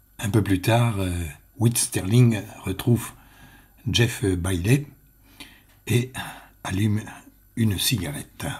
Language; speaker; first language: French; native; French